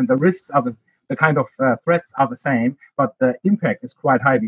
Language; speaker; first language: English; non-native, fluent; German